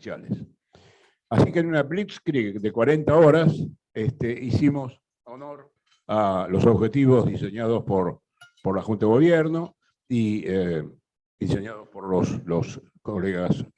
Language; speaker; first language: Spanish; native; Spanish